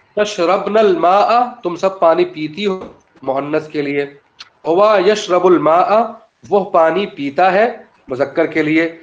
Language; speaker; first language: Urdu; native; Urdu